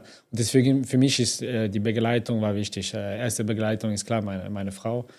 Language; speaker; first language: German; non-native, fluent; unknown